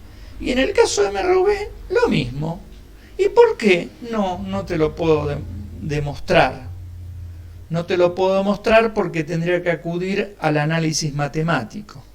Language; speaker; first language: Spanish; native; Spanish